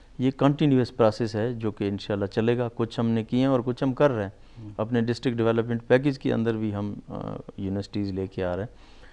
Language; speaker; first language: Urdu; non-native, local second language; Baluchi